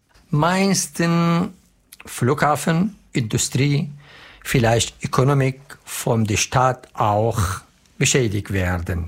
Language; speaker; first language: German; non-native, learner; Arabic